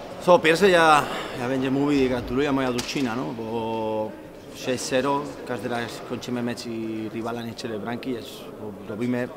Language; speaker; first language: Polish; non-native, learner; Spanish